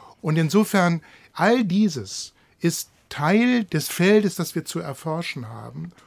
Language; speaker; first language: German; native; German